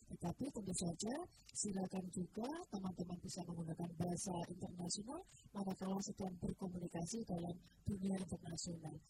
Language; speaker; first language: Indonesian; non-native, local second language; Javanese